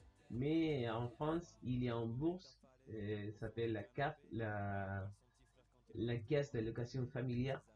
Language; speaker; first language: French; non-native, learner; Spanish